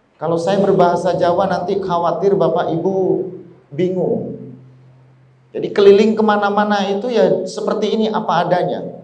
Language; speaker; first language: Indonesian; native; Indonesian